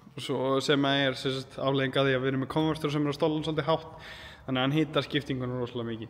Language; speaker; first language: Icelandic; native; Icelandic